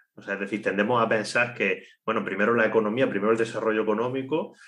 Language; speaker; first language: Spanish; native; Spanish